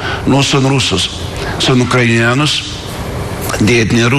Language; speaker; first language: Spanish; non-native, fluent; Russian